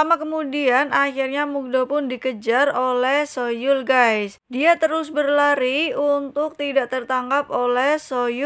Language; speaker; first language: Indonesian; native; Indonesian